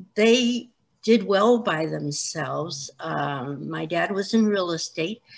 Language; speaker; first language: English; native; English